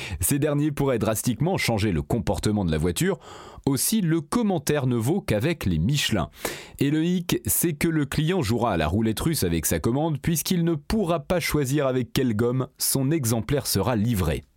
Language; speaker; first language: French; native; French